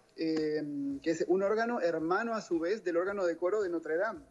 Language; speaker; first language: Spanish; native; Spanish